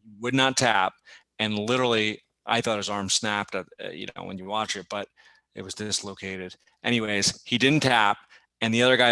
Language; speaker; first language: English; native; English